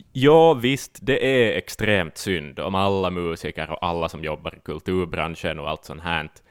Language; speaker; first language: Swedish; native; Swedish